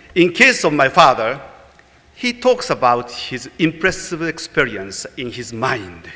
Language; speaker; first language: English; non-native, fluent; Japanese